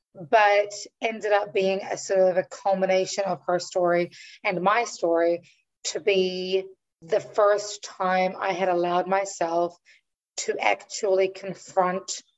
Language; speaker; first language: English; native; English